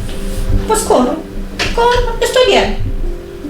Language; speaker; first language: Spanish; non-native, fluent; Portuguese